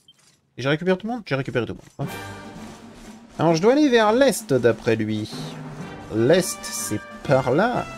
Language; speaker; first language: French; native; French